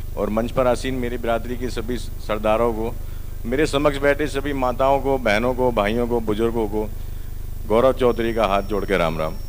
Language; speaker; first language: Hindi; native; Hindi